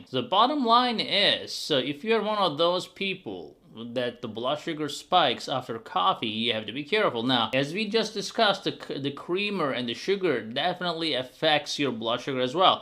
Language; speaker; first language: English; non-native, fluent; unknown